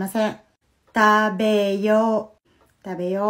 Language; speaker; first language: Japanese; non-native, fluent; Filipino